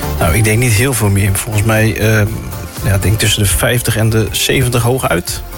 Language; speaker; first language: Dutch; native; Dutch